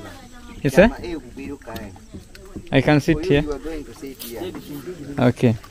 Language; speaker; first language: English; non-native, fluent; Rundi